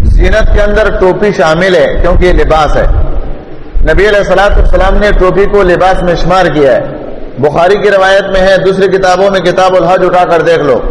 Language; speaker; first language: Urdu; non-native, local second language; Pashto